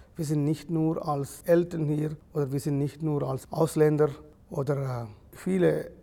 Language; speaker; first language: German; non-native, fluent; Sinhala